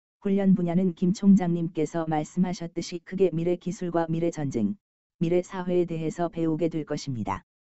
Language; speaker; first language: Korean; native; Korean